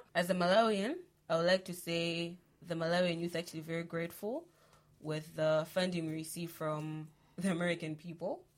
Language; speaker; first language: English; non-native, local second language; Nyanja